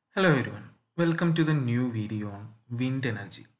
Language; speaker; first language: English; non-native, local second language; Malayalam